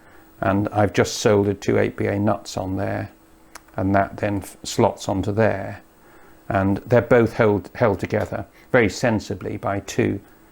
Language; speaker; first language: English; native; English